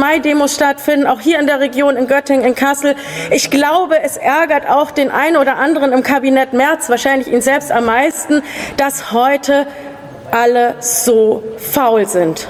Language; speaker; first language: German; native; German